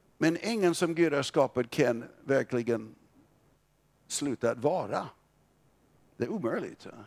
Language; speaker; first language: Swedish; non-native, fluent; English